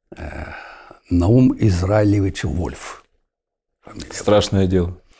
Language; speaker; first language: Russian; non-native, local second language; Ukrainian